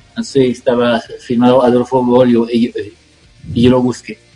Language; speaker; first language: Spanish; non-native, fluent; French